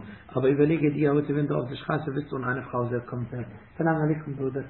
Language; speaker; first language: German; non-native, fluent; Arabic